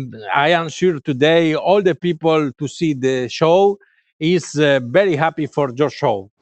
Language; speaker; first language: English; non-native, learner; Galician